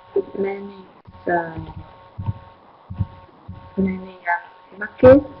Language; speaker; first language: English; non-native, learner; Vietnamese